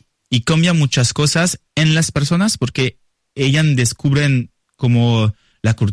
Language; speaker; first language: Spanish; non-native, learner; French